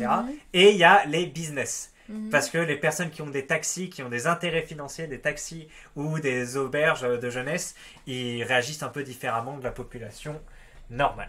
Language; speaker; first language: French; native; French